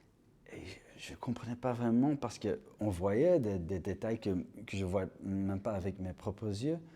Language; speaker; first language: French; non-native, local second language; Dutch